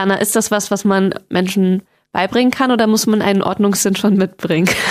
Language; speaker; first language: German; native; German